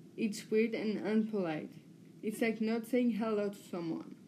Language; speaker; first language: English; non-native, learner; French